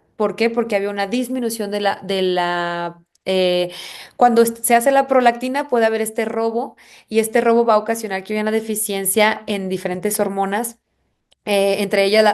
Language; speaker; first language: Spanish; native; Spanish